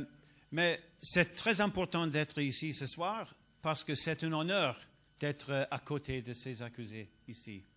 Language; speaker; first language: French; non-native, learner; English